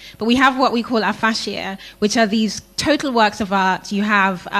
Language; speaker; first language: English; non-native, local second language; Akan